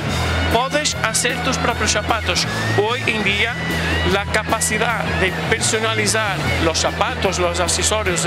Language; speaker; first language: Spanish; non-native, fluent; Portuguese